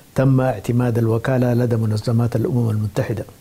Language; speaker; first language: Arabic; non-native, fluent; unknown